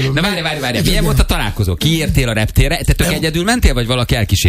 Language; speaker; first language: Hungarian; native; Hungarian